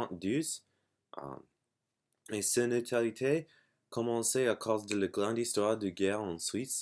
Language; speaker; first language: French; non-native, learner; English